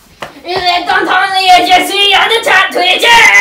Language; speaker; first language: French; non-native, learner; English